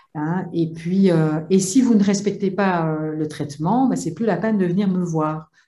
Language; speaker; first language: French; native; French